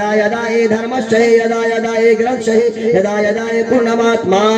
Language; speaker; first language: Hindi; native; Hindi